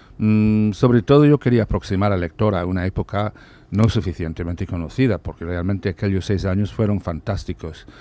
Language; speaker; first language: Spanish; non-native, fluent; English